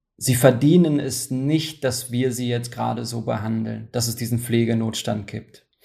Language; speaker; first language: German; early bilingual, other home language; Turkish